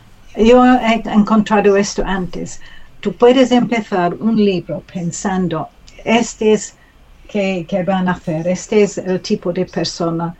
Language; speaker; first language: Spanish; non-native, learner; English